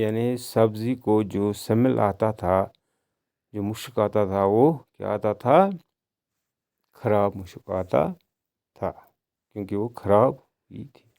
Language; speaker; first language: Hindi; non-native, local second language; Kashmiri